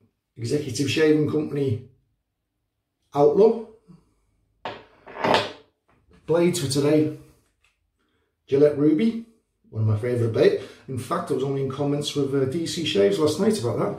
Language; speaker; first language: English; native; English